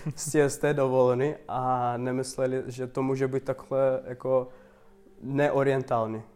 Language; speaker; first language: Czech; non-native, fluent; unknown